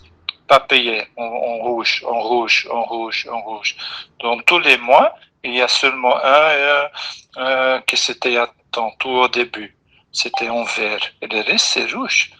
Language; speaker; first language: French; non-native, local second language; Dutch